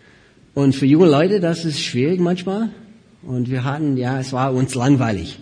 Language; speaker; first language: German; non-native, fluent; English